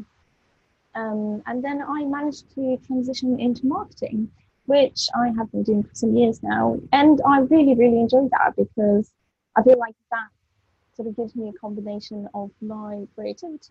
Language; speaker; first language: English; non-native, fluent; Russian